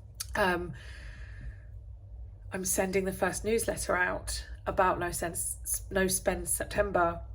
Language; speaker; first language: English; native; English